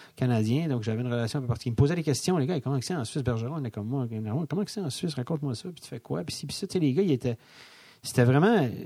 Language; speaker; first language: French; native; French